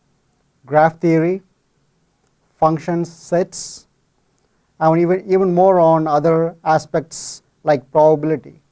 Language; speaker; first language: English; non-native, fluent; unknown